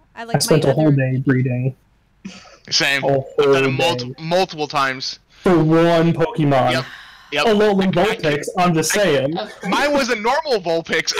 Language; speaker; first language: English; native; English